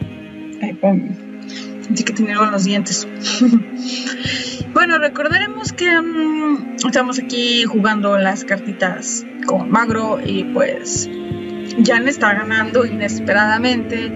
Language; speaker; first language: Spanish; native; Spanish